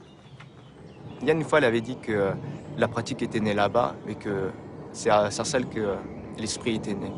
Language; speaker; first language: French; native; French